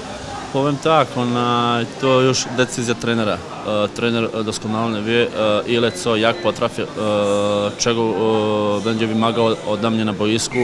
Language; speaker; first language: Polish; non-native, fluent; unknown